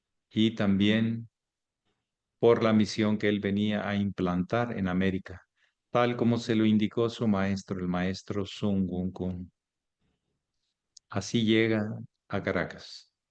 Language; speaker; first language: Spanish; native; Spanish